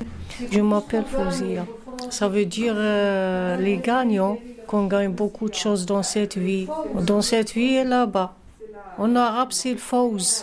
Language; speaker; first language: French; non-native, learner; Arabic